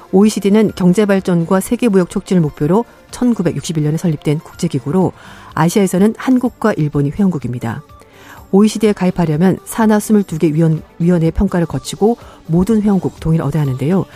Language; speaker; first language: Korean; native; Korean